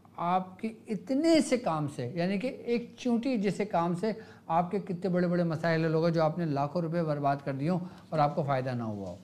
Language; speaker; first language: Urdu; native; Urdu